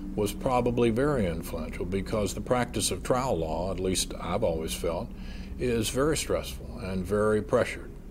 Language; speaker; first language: English; native; English